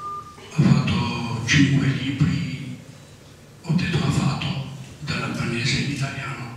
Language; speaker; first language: Italian; non-native, fluent; Albanian